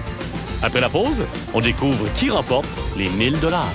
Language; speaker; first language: French; native; French